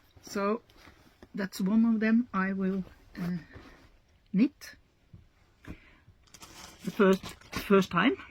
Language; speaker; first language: English; non-native, learner; Norwegian